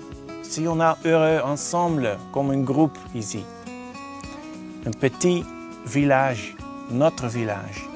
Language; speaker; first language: French; non-native, learner; Dutch